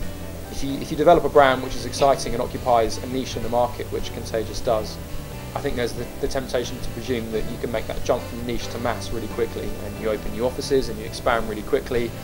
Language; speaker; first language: English; native; English